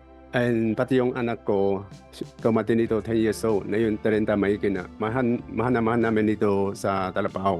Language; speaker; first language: Filipino; non-native, learner; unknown